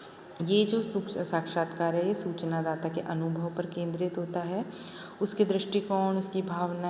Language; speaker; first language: Hindi; native; Hindi